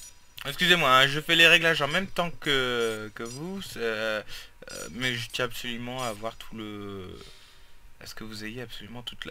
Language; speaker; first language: French; native; French